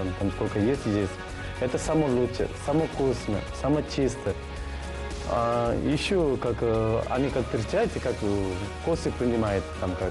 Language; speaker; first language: Russian; non-native, learner; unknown